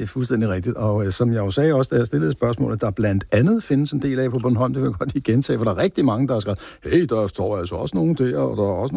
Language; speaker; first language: Danish; native; Danish